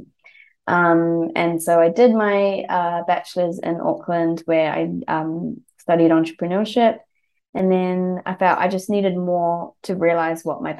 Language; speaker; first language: English; native; English